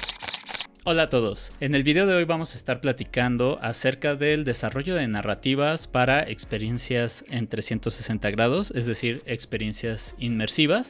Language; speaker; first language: Spanish; native; Spanish